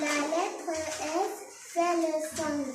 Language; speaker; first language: French; non-native, learner; Arabic